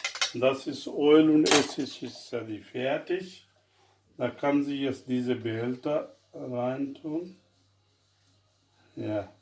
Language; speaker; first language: German; non-native, fluent; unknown